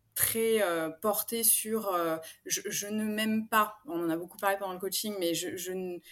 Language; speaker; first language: French; native; French